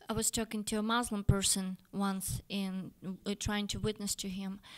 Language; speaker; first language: English; non-native, fluent; Russian